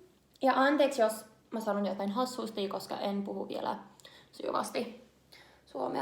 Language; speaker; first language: Finnish; non-native, learner; English